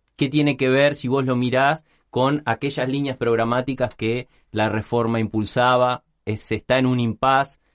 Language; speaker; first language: Spanish; native; Spanish